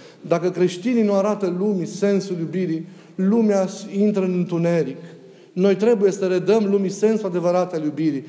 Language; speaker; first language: Romanian; native; Romanian